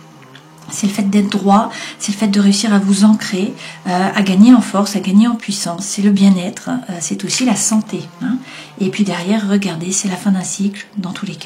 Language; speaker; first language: French; native; French